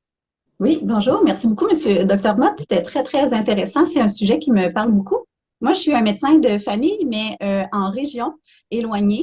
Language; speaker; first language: French; native; French